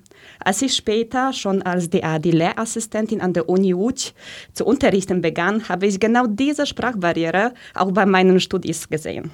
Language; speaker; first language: German; early bilingual, other home language; Polish